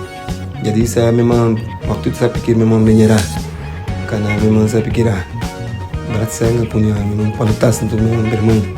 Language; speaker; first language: Indonesian; non-native, fluent; Portuguese